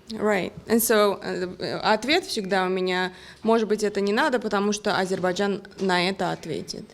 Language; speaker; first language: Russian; early bilingual, heritage; English